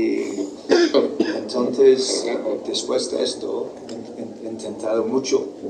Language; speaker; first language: Spanish; non-native, fluent; English